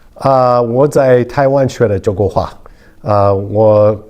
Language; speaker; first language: Chinese; non-native, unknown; English